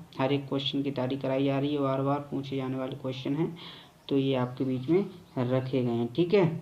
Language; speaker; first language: Hindi; native; Hindi